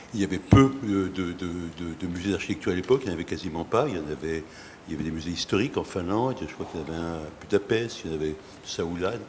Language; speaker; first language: French; native; French